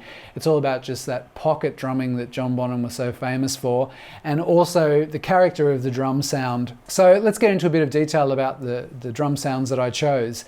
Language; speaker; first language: English; native; English